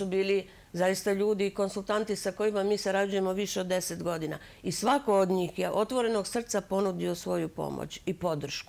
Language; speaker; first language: Serbian; native; Serbian